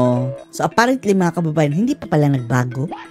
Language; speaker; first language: Filipino; native; Filipino